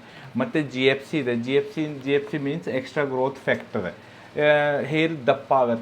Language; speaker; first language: Kannada; non-native, local second language; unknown